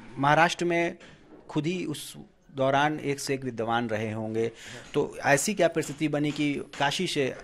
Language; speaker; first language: Hindi; native; Hindi